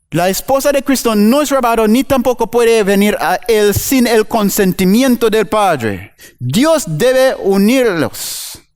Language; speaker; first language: Spanish; non-native, learner; English